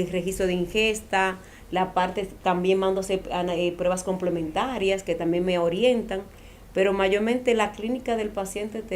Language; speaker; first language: Spanish; native; Spanish